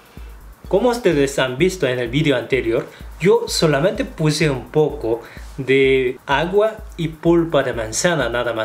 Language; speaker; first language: Spanish; non-native, fluent; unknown